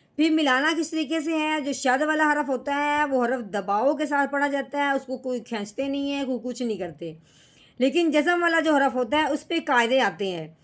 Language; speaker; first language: Urdu; native; Urdu